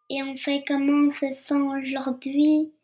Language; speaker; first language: French; early bilingual, heritage; French